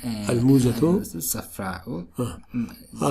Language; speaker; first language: Arabic; non-native, learner; Turkish